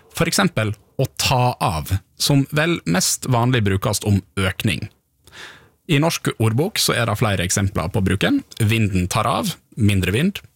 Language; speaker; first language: Norwegian; native; Norwegian